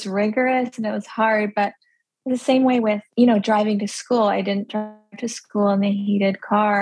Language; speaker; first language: English; early bilingual, other home language; Pennsylvania German